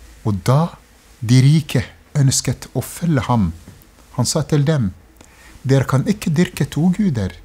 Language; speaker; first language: Norwegian; non-native, fluent; Arabic